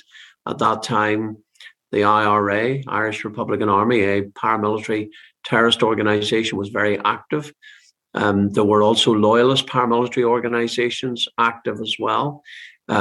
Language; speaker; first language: English; native; English